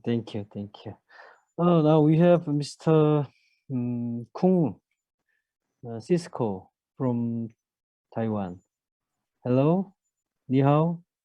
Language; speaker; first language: English; non-native, fluent; Korean